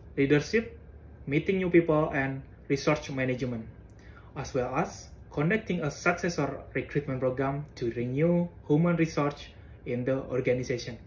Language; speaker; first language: English; non-native, fluent; Indonesian